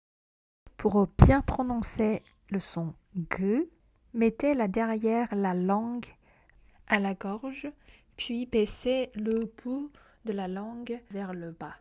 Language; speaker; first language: French; non-native, fluent; Korean